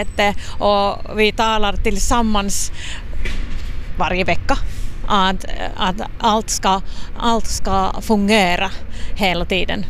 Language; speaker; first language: Swedish; non-native, local second language; Finnish